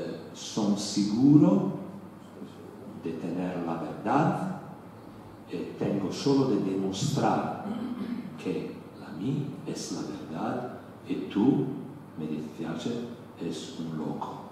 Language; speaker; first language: Spanish; non-native, learner; Italian